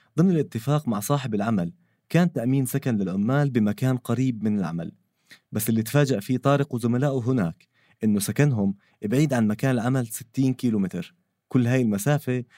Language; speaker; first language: Arabic; native; Arabic